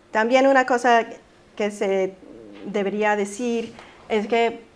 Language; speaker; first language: Spanish; early bilingual, heritage; Spanish